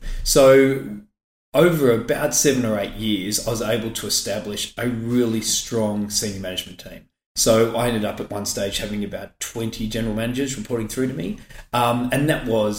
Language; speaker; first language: English; native; English